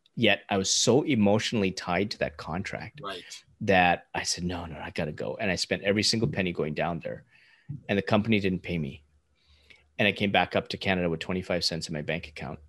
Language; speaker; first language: English; early bilingual, other home language; Hindi